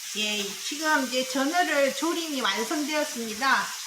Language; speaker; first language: Korean; native; Korean